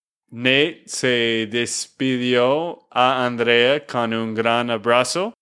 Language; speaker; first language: Spanish; non-native, fluent; English